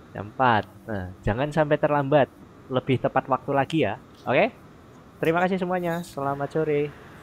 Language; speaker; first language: Indonesian; native; Indonesian